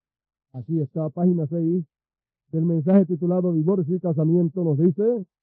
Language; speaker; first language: Spanish; native; Spanish